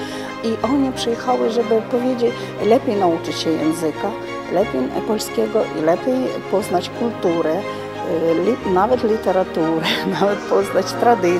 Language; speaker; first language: Polish; early bilingual, heritage; Polish